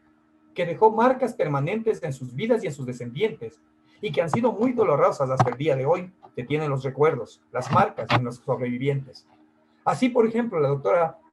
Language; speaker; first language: Spanish; native; Spanish